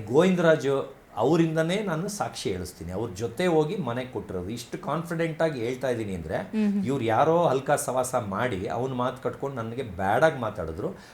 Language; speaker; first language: Kannada; native; Kannada